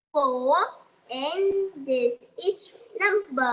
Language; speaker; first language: English; non-native, learner; Vietnamese